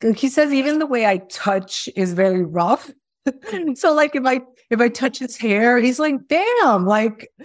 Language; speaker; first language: English; early bilingual, other home language; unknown